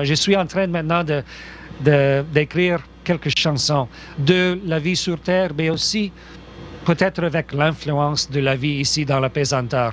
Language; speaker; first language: French; non-native, local second language; English